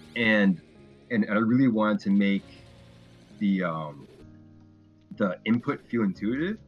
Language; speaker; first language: English; native; English